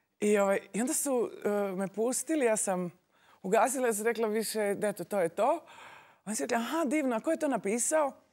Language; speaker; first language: Croatian; native; Croatian